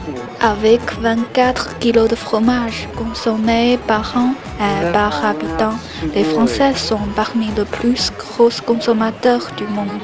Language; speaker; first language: French; non-native, learner; Chinese